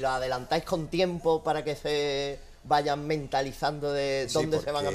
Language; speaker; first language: Spanish; native; Spanish